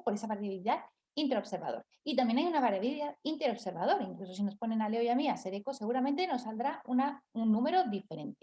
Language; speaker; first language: Spanish; native; Spanish